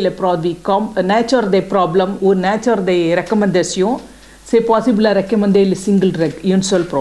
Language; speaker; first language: French; non-native, learner; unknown